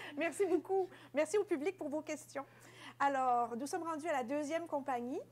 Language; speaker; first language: French; native; French